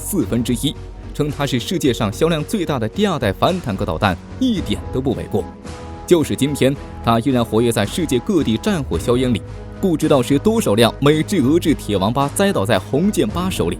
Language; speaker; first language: Chinese; native; Chinese